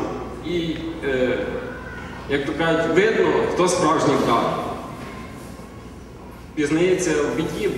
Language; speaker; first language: Ukrainian; native; Ukrainian